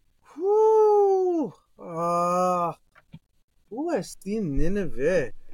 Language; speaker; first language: Greek; non-native, learner; English